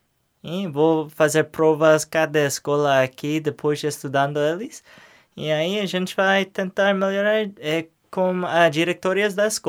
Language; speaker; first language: Portuguese; non-native, learner; English